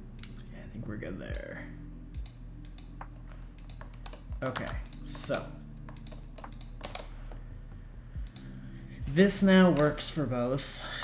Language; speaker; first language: English; native; English